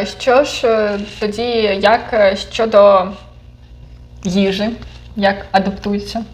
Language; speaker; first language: Ukrainian; non-native, local second language; Russian